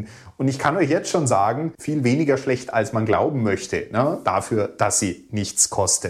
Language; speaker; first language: German; native; German